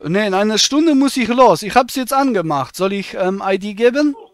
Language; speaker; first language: German; native; German